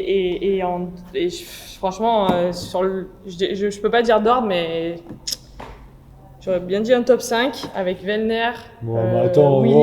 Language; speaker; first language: French; native; French